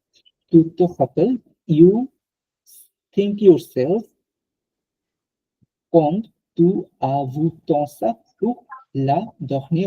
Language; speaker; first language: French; non-native, fluent; Bangla